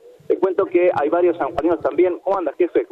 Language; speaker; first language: Spanish; native; Spanish